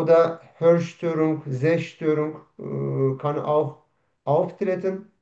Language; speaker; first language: German; non-native, learner; Turkish